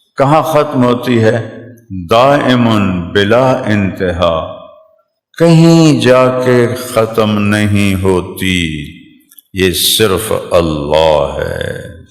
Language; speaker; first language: Urdu; non-native, local second language; Punjabi